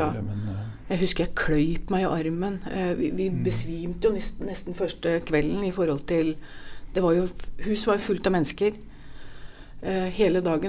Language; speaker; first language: Norwegian; native; Norwegian